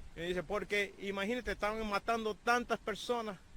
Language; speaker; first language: Spanish; early bilingual, heritage; Spanish